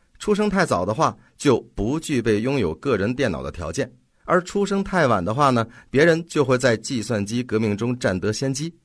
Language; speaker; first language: Chinese; native; Chinese